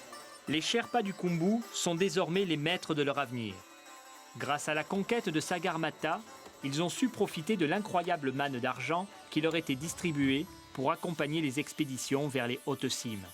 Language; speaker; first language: French; native; French